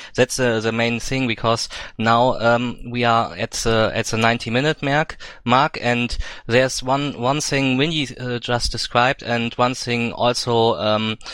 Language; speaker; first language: English; non-native, fluent; German